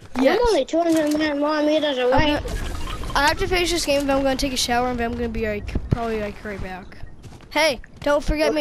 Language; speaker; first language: English; native; English